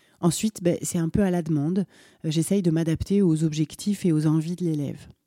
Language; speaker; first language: French; native; French